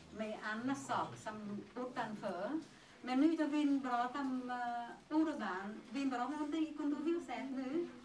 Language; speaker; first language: Swedish; non-native, learner; Vietnamese